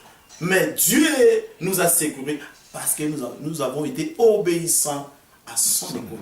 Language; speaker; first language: French; non-native, local second language; Lingala